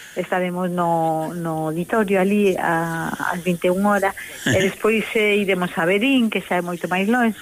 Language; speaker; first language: Galician; early bilingual, heritage; Galician